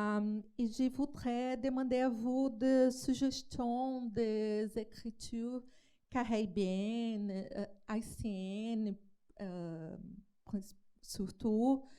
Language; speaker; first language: French; non-native, learner; Portuguese